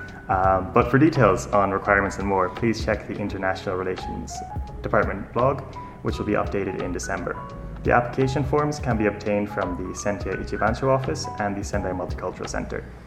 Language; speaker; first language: English; native; English